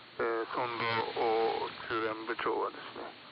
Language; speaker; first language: Japanese; native; Japanese